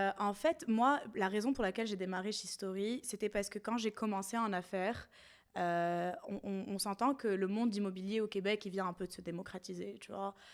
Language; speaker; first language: French; non-native, local second language; Arabic